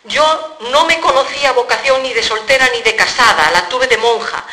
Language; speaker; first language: Spanish; non-native, local second language; Galician